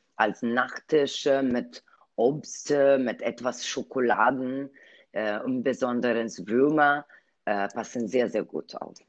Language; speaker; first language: German; non-native, learner; Italian